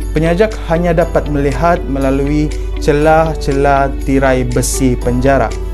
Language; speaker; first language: Malay; native; Malay